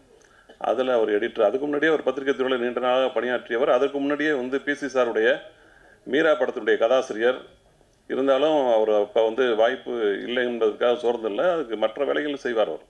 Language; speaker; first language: Tamil; native; Tamil